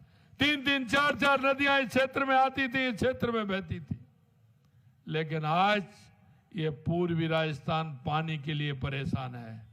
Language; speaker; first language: Hindi; native; Hindi